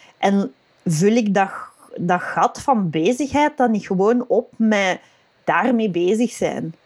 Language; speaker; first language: Dutch; native; Dutch